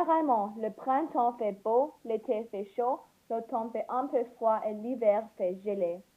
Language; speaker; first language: French; non-native, learner; English